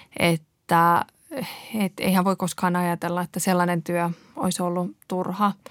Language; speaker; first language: Finnish; early bilingual, other home language; Persian